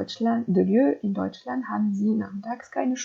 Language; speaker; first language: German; non-native, fluent; French